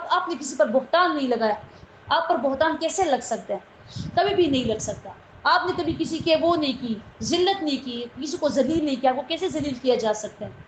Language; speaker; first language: Urdu; non-native, local second language; Pashto